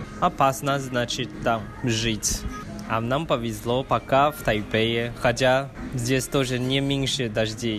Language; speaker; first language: Russian; non-native, fluent; Chinese